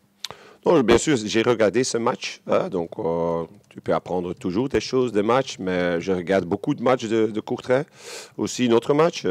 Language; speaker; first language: French; non-native, local second language; Dutch